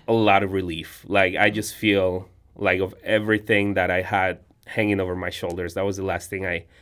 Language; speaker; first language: English; non-native, fluent; Spanish